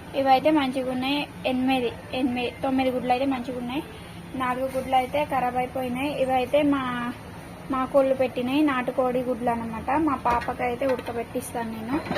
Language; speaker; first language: Telugu; native; Telugu